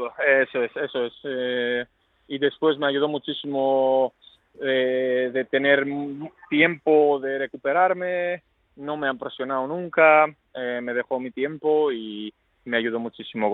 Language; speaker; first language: Spanish; non-native, fluent; Greek